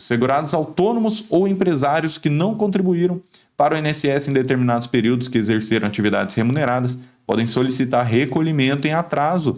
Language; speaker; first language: Portuguese; native; Portuguese